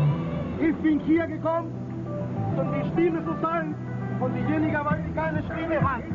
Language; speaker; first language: German; non-native, learner; Spanish